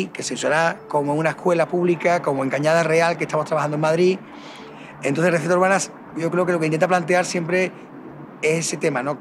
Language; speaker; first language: Spanish; native; Spanish